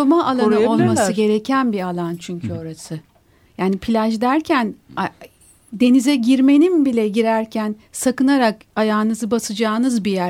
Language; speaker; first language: Turkish; native; Turkish